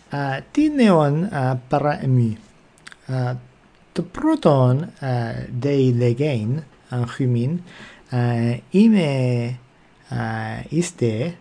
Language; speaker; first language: Greek; non-native, fluent; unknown